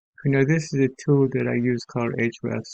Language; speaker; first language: English; native; English